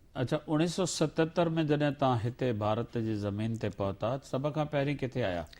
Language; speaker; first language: Sindhi; native; Sindhi